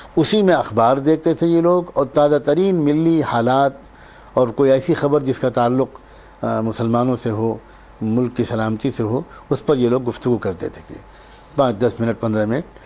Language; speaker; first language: Urdu; native; Urdu